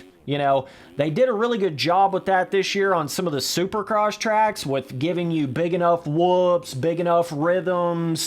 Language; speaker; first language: English; native; English